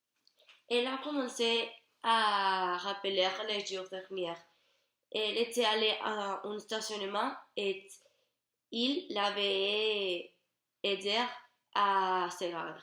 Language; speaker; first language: French; non-native, learner; Spanish